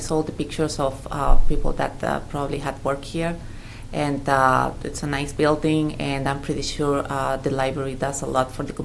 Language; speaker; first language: English; non-native, fluent; Spanish